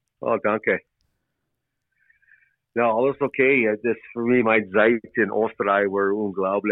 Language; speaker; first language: German; non-native, learner; English